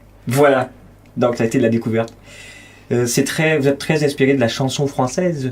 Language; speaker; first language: French; native; French